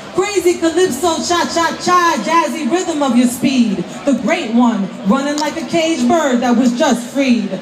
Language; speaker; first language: English; early bilingual, other home language; Spanish